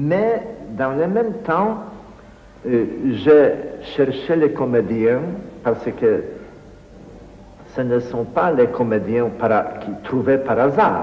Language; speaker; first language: French; non-native, fluent; Polish